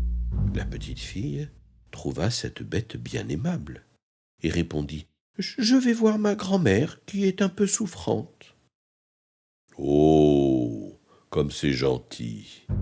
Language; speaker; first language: French; native; French